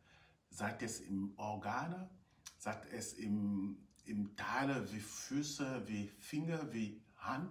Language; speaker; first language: German; non-native, fluent; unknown